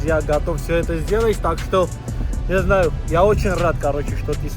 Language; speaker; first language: Russian; non-native, fluent; Armenian